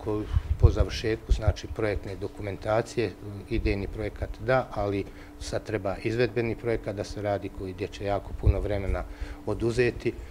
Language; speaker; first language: Croatian; native; Croatian